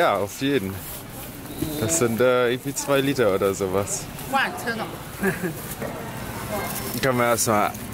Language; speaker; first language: German; native; German